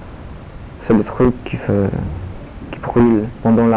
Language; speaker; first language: French; non-native, learner; Polish